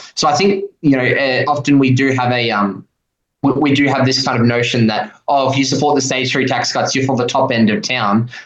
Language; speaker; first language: English; native; English